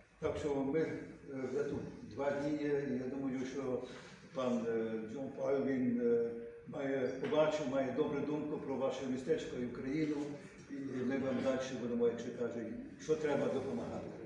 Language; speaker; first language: Ukrainian; early bilingual, heritage; Ukrainian